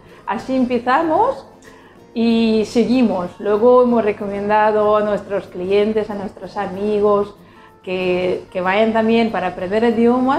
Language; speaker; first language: Spanish; non-native, fluent; Russian